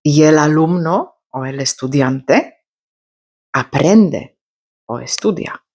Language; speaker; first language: Spanish; non-native, fluent; Polish